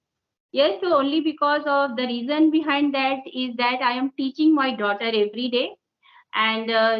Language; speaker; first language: English; non-native, local second language; Hindi